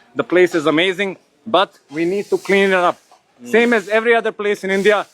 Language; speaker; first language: English; non-native, fluent; Serbian